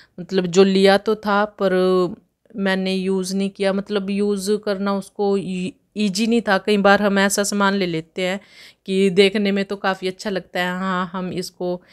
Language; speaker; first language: Hindi; native; Hindi